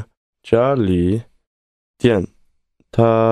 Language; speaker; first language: Chinese; non-native, learner; English